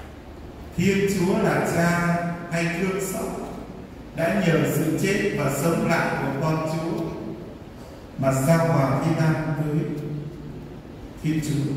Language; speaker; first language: Vietnamese; native; Vietnamese